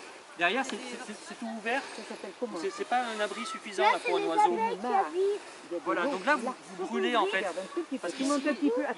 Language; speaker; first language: French; native; French